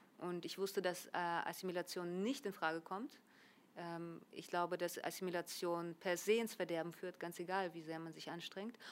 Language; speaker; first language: German; early bilingual, other home language; Russian